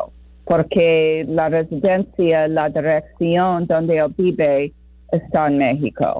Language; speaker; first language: Spanish; non-native, fluent; English